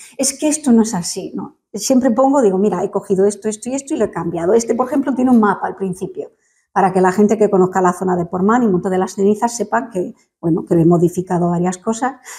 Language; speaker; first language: Spanish; non-native, fluent; English